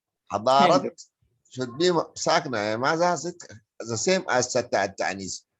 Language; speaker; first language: Arabic; native; Arabic